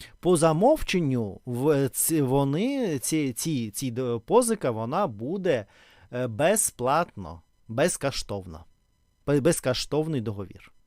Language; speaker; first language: Ukrainian; non-native, learner; Russian